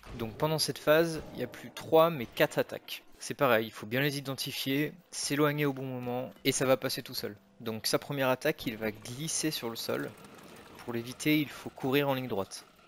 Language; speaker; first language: French; native; French